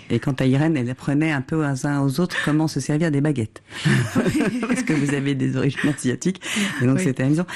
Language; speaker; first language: French; native; French